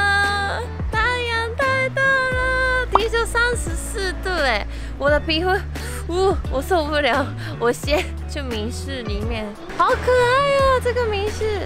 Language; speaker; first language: Chinese; non-native, fluent; Japanese